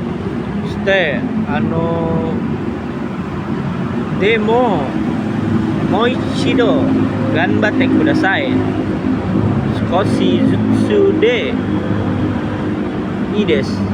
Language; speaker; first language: Japanese; non-native, learner; Indonesian